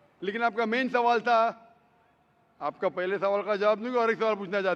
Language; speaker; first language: Hindi; native; Hindi